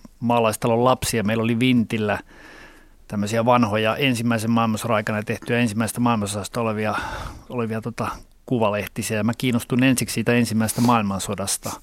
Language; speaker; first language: Finnish; native; Finnish